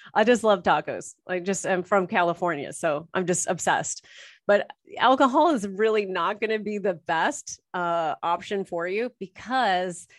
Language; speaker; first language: English; native; English